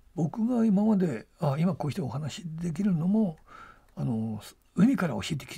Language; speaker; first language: Japanese; native; Japanese